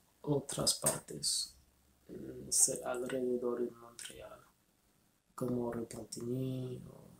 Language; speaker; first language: Spanish; non-native, learner; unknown